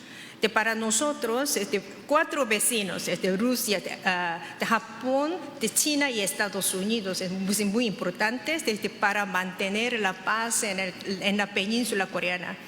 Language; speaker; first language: Spanish; non-native, fluent; Korean